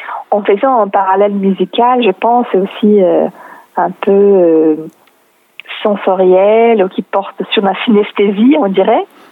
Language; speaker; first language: French; non-native, fluent; Portuguese